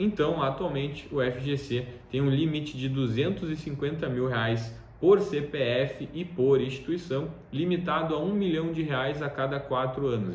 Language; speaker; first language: Portuguese; native; Portuguese